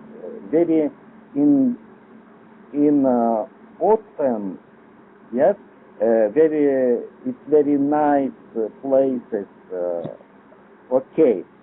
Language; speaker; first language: English; non-native, learner; Lithuanian